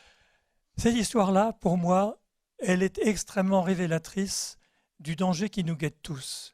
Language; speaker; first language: French; native; French